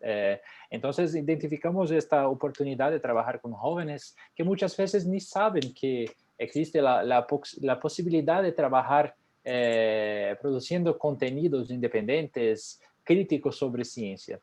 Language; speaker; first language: Spanish; non-native, fluent; Portuguese